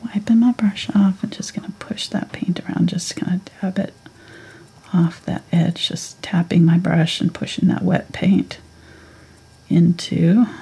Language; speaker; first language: English; native; English